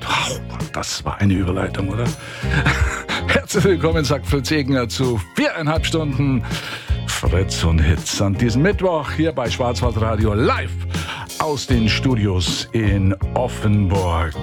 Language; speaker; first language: German; native; German